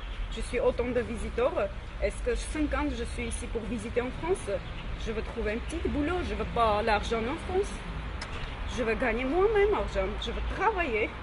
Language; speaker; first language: French; non-native, learner; Armenian